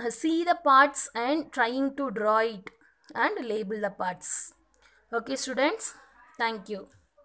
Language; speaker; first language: English; non-native, local second language; Tamil